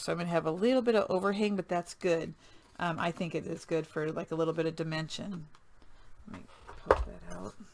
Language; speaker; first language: English; native; English